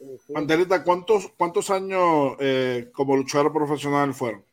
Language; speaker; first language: Spanish; native; Spanish